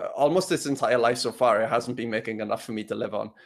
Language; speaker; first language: English; native; English